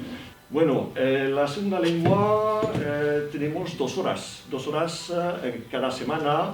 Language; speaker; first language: Spanish; non-native, fluent; French